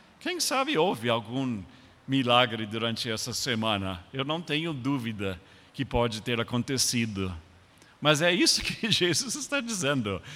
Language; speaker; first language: Portuguese; non-native, fluent; English